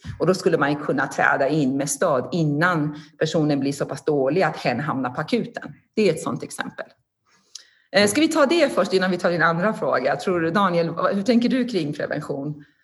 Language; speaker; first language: Swedish; non-native, fluent; Persian